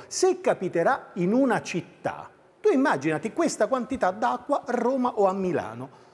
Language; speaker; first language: Italian; native; Italian